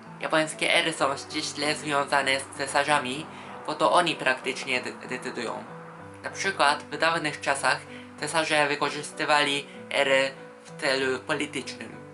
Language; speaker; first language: Polish; non-native, fluent; Japanese